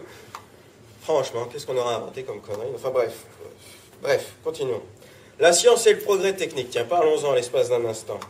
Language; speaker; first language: French; native; French